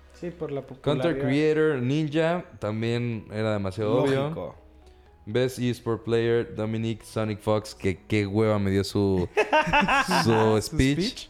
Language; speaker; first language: Spanish; native; Spanish